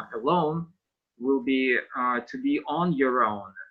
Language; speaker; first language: English; non-native, fluent; Russian